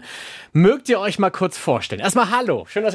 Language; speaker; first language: German; native; German